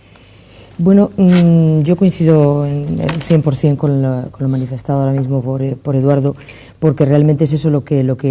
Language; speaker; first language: Spanish; native; Spanish